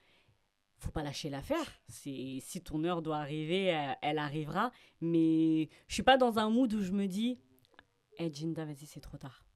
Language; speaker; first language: French; early bilingual, other home language; Fula